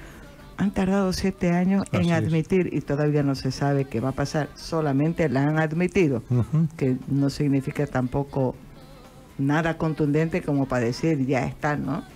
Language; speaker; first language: Spanish; native; Spanish